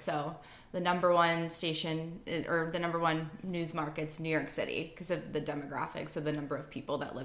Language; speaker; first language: English; native; English